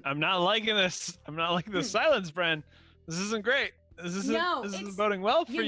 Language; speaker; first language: English; native; English